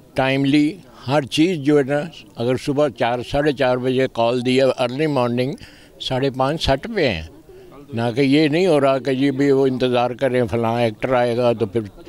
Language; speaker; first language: Urdu; non-native, local second language; Punjabi